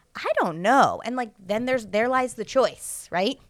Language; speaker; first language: English; native; English